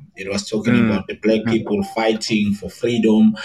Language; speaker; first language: English; non-native, local second language; Zulu